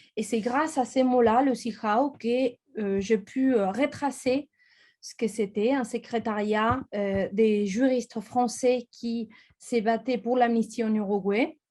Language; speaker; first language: French; non-native, fluent; Spanish